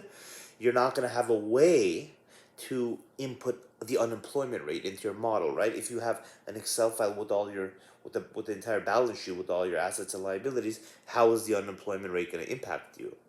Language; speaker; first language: English; native; English